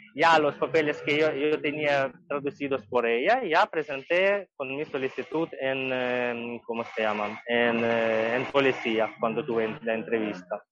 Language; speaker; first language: Spanish; non-native, fluent; Ukrainian